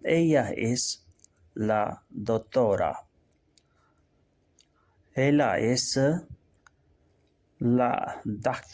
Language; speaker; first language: Spanish; non-native, fluent; Urdu